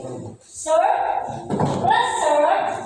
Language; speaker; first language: English; non-native, learner; Indonesian